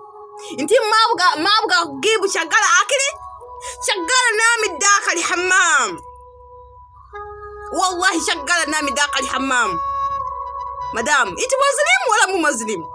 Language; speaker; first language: Arabic; non-native, learner; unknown